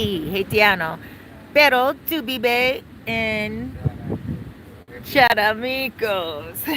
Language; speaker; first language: Spanish; non-native, learner; English